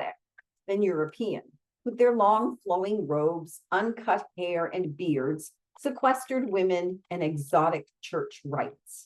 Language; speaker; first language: English; native; English